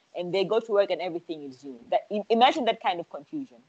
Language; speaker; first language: English; non-native, local second language; Swahili